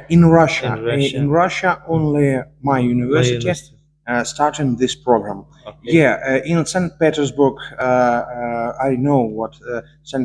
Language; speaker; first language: English; non-native, learner; Russian